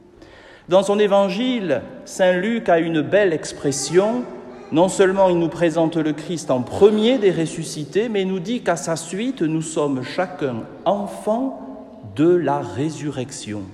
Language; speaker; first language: French; native; French